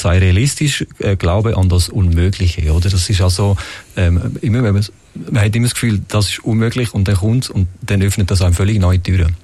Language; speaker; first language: German; native; German